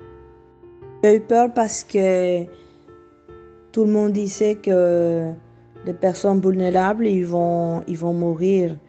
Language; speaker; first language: French; non-native, fluent; Spanish